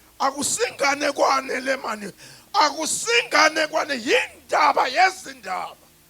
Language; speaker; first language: Zulu; non-native, local second language; Swati